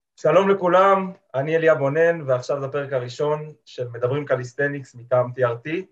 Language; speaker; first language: Hebrew; native; Hebrew